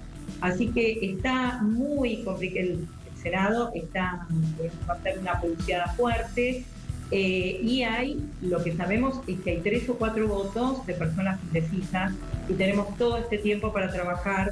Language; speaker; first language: Spanish; native; Spanish